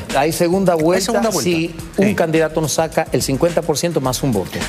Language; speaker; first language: Spanish; early bilingual, heritage; Spanish